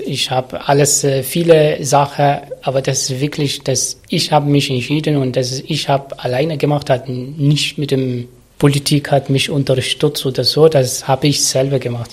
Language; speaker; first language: German; non-native, learner; Arabic